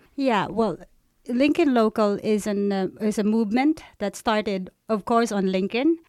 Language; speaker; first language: English; non-native, local second language; Cebuano